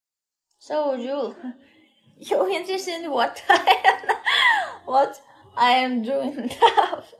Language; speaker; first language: English; non-native, learner; Russian